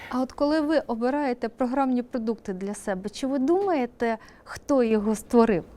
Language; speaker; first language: Ukrainian; native; Ukrainian